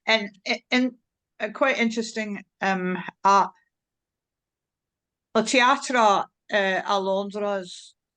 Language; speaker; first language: French; non-native, learner; English